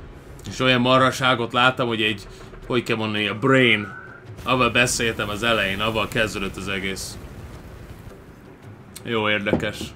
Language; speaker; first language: Hungarian; early bilingual, heritage; Hungarian